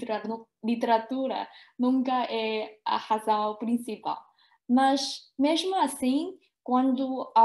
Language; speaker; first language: Portuguese; non-native, fluent; Chinese